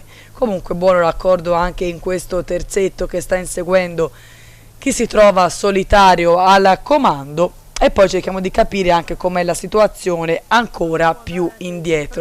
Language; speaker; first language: Italian; native; Italian